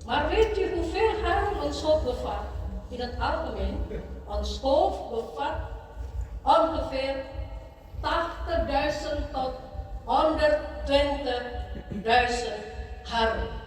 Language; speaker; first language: Dutch; non-native, fluent; Indonesian